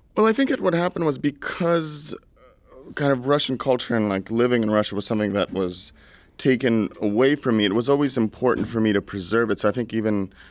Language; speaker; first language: English; early bilingual, other home language; Russian